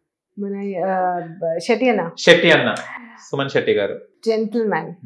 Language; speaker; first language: Telugu; non-native, learner; Hindi